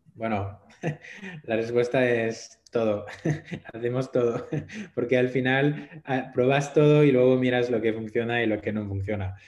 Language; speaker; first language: Spanish; non-native, fluent; French